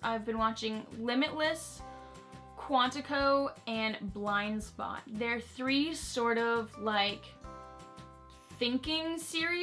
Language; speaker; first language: English; native; English